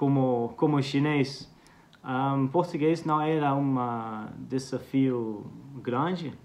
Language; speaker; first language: Portuguese; non-native, fluent; Dutch